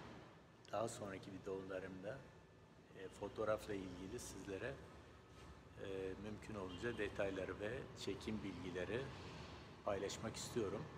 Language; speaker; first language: Turkish; native; Turkish